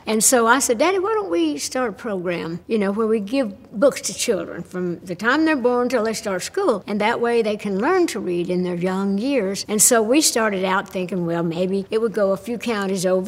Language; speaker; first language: English; native; English